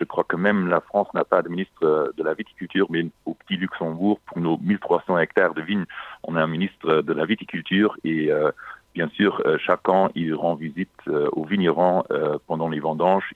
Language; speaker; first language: French; non-native, local second language; Luxembourgish